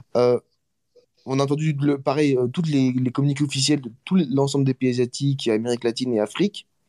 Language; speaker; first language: French; native; French